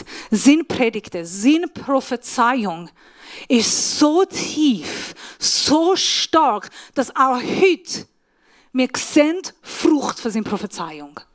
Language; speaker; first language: German; non-native, fluent; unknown